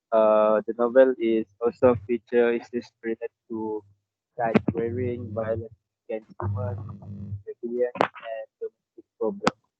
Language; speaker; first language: English; non-native, local second language; Malay